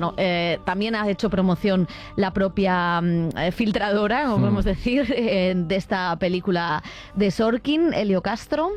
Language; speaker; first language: Spanish; native; Spanish